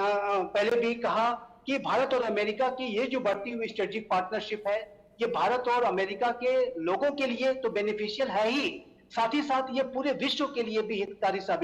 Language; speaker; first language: Hindi; native; Hindi